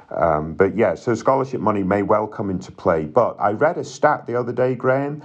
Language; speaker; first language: English; native; English